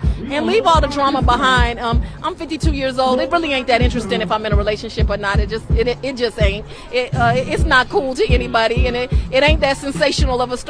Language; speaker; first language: English; native; English